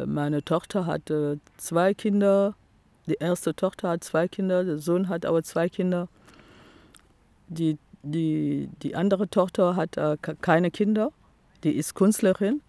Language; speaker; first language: German; non-native, fluent; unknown